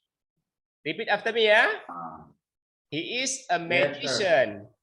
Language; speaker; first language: English; non-native, learner; Indonesian